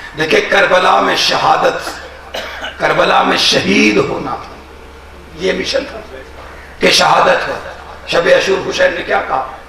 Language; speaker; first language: Urdu; non-native, local second language; Punjabi